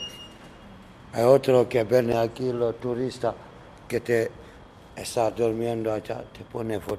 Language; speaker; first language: Spanish; non-native, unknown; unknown